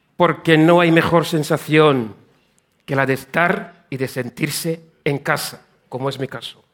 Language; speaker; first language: Spanish; non-native, fluent; French